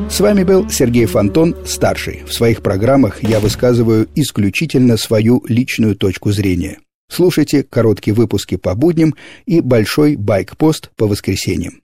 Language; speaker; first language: Russian; native; Russian